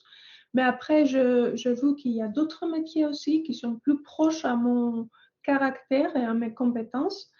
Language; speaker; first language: French; non-native, fluent; Greek